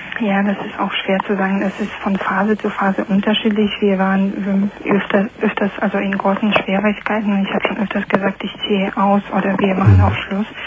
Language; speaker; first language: German; non-native, fluent; Polish